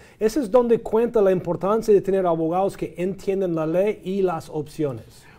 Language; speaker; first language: Spanish; non-native, fluent; English